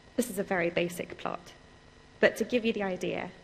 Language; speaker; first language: English; native; English